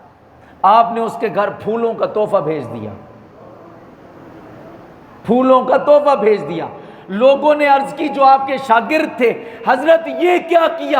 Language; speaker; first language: Urdu; native; Urdu